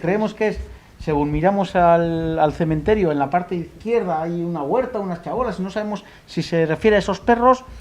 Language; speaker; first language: Spanish; non-native, local second language; Basque